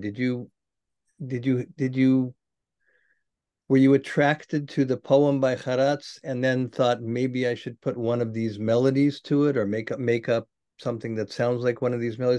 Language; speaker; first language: English; native; English